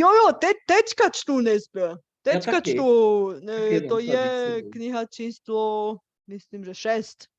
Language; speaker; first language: Czech; non-native, fluent; Bulgarian